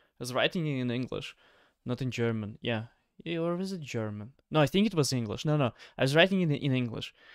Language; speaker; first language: English; non-native, fluent; Ukrainian